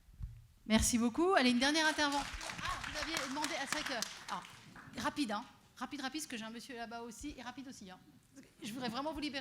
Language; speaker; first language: French; native; French